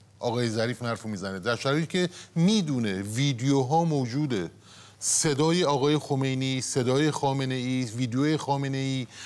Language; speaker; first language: Persian; native; Persian